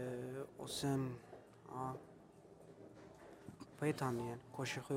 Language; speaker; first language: Swedish; early bilingual, other home language; Albanian